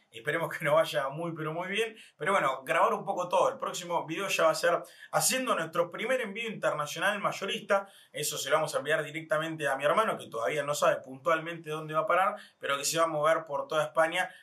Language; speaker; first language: Spanish; native; Spanish